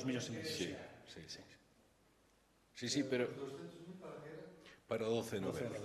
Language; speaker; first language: Galician; native; Galician